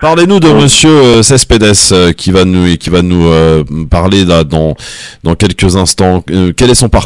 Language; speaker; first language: French; native; French